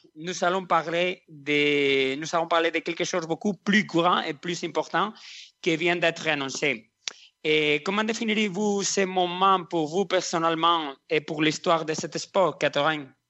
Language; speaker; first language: French; non-native, learner; Spanish